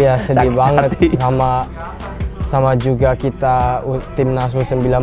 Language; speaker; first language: Indonesian; early bilingual, heritage; English